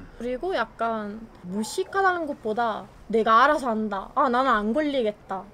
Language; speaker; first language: Korean; non-native, fluent; Italian